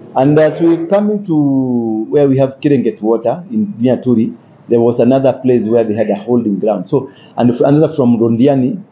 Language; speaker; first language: English; non-native, local second language; Kikuyu